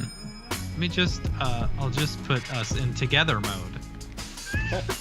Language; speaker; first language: English; native; English